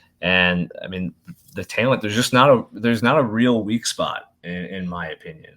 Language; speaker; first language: English; native; English